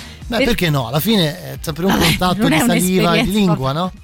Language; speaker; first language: Italian; native; Italian